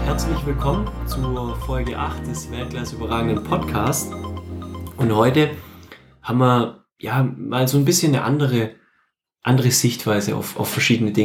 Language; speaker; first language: German; native; German